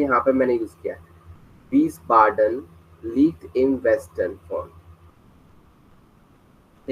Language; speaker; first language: German; non-native, fluent; Hindi